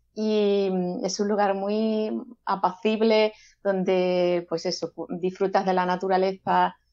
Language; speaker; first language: Spanish; native; Spanish